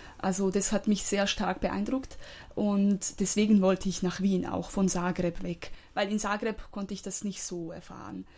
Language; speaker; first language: German; non-native, fluent; Croatian